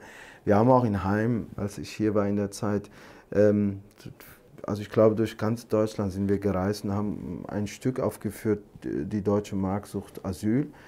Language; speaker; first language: German; non-native, fluent; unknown